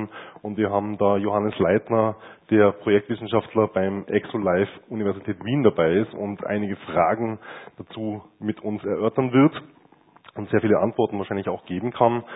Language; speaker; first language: German; native; German